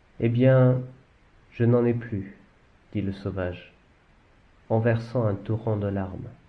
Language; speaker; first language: French; native; French